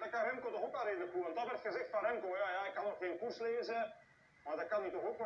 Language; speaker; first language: Dutch; native; Dutch